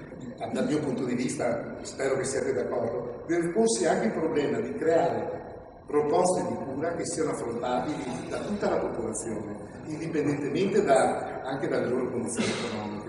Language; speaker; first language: Italian; native; Italian